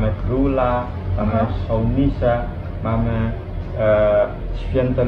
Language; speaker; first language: Polish; non-native, learner; Balinese